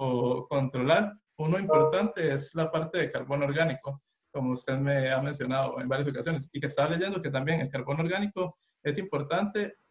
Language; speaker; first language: Spanish; native; Spanish